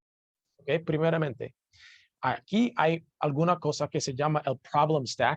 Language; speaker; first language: Spanish; non-native, learner; English